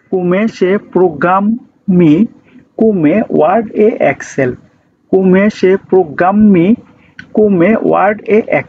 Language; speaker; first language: Italian; non-native, fluent; Bangla